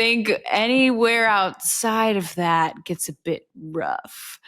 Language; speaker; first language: English; native; English